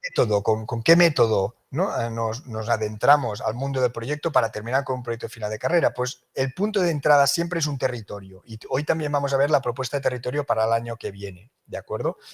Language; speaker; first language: Spanish; non-native, local second language; Catalan